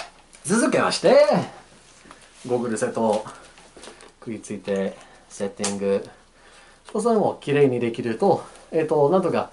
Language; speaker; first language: Japanese; non-native, learner; English